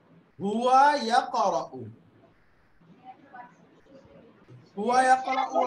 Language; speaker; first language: Arabic; non-native, fluent; Bangla